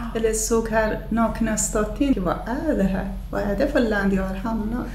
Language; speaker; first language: Swedish; non-native, fluent; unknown